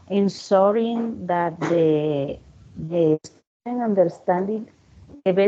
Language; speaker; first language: English; non-native, learner; Spanish